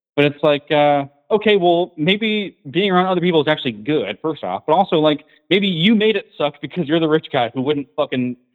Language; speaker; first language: English; native; English